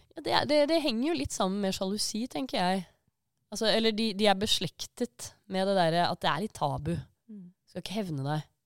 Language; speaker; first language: Norwegian; native; Norwegian